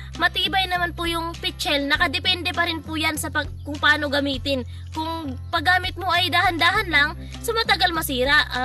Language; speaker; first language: Filipino; non-native, local second language; Cebuano